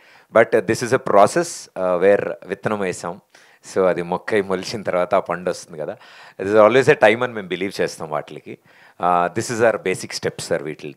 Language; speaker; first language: Telugu; native; Telugu